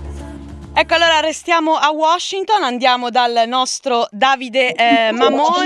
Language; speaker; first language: Italian; native; Italian